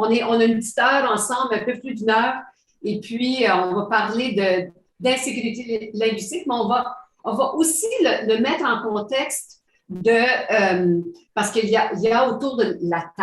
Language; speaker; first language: French; native; French